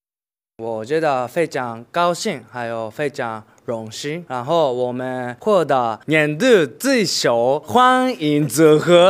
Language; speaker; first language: Chinese; non-native, learner; Thai